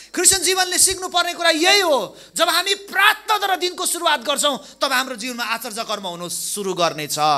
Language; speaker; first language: Nepali; non-native, local second language; Limburgish